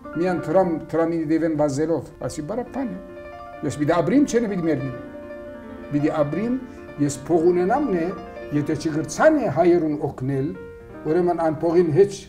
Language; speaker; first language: Armenian; early bilingual, heritage; Armenian